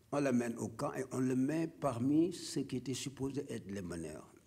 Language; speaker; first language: French; non-native, local second language; Wolof